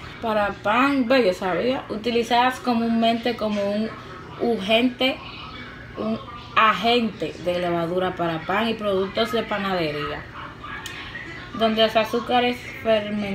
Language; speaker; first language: Spanish; native; Spanish